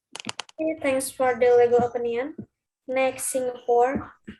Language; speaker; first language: English; non-native, learner; Indonesian